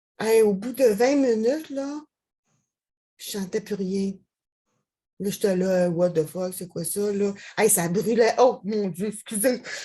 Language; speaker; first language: French; native; French